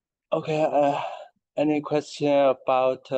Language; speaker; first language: English; non-native, learner; Chinese